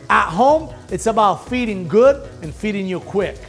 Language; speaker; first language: English; non-native, fluent; Italian